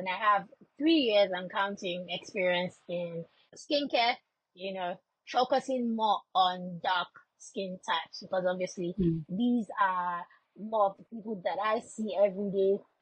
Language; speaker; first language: English; non-native, local second language; Yoruba